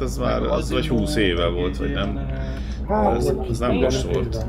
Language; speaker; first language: Hungarian; native; Hungarian